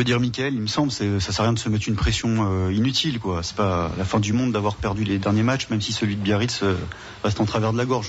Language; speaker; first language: French; native; French